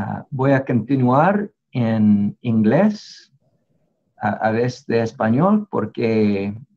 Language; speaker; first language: Spanish; non-native, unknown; English